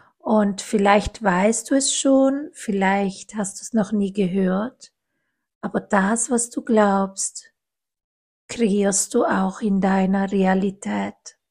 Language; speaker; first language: German; non-native, fluent; Italian